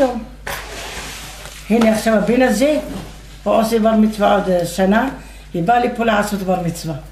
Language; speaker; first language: Hebrew; non-native, fluent; Arabic